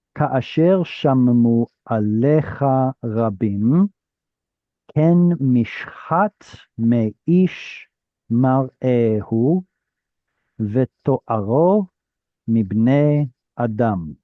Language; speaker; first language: Hebrew; non-native, fluent; English